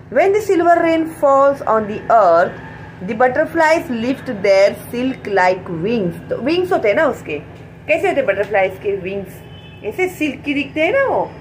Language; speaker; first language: Hindi; non-native, local second language; Marathi